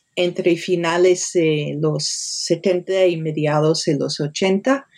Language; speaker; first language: Spanish; non-native, fluent; English